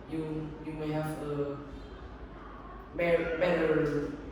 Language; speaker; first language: English; non-native, learner; Vietnamese